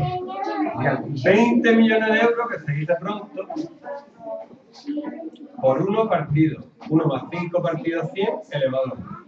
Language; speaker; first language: Spanish; native; Spanish